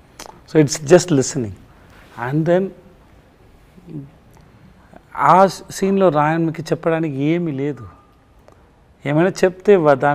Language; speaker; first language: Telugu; non-native, learner; Tamil